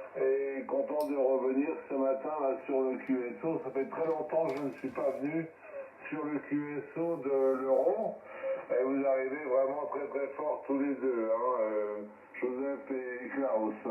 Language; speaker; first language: French; native; French